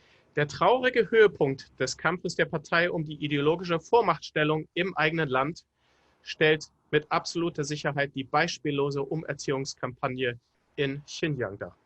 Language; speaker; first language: German; native; German